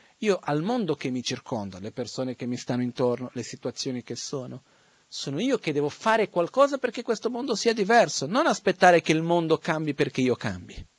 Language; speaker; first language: Italian; non-native, fluent; Portuguese